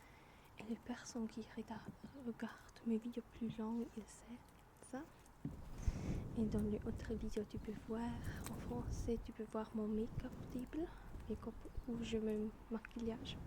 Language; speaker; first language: French; non-native, learner; German